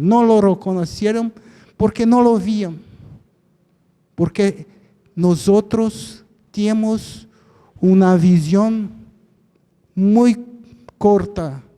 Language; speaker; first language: Spanish; non-native, fluent; Portuguese